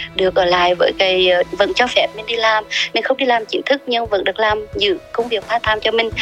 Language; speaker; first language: Vietnamese; native; Vietnamese